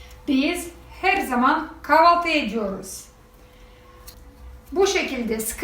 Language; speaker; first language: Turkish; non-native, fluent; Russian